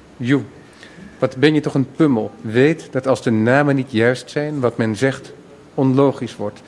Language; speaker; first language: Dutch; native; Dutch